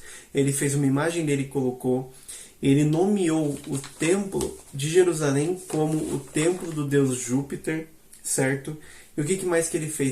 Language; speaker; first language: Portuguese; native; Portuguese